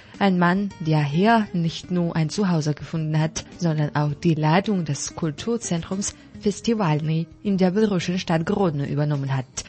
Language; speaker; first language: German; non-native, fluent; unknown